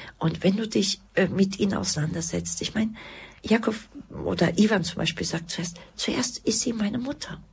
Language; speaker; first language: German; early bilingual, other home language; Croatian